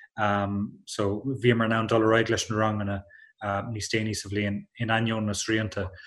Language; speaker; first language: Irish; non-native, local second language; English